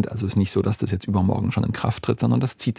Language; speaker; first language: German; native; German